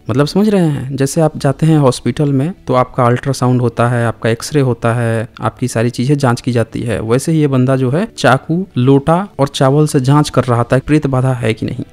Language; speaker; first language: Hindi; native; Hindi